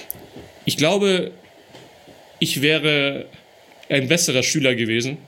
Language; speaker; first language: German; early bilingual, other home language; Russian